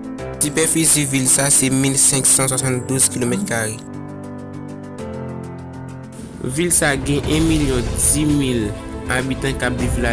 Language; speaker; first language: French; non-native, learner; Haitian Creole